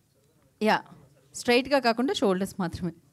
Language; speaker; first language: Telugu; native; Telugu